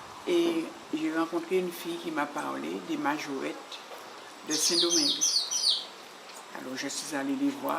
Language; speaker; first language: French; non-native, local second language; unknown